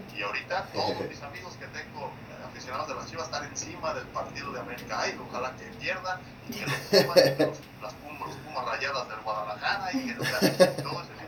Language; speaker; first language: Spanish; native; Spanish